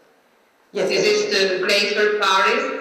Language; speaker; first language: English; non-native, learner; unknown